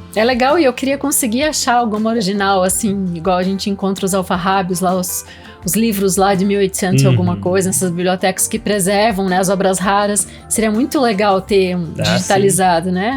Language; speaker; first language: Portuguese; native; Portuguese